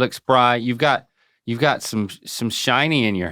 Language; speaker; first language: English; native; English